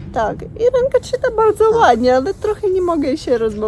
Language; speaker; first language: Polish; non-native, learner; Russian